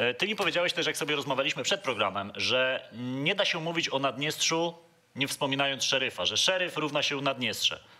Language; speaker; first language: Polish; native; Polish